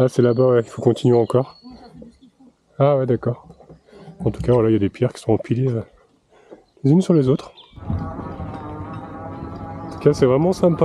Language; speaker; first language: French; native; French